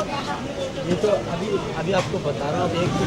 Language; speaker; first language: Hindi; non-native, local second language; Bangla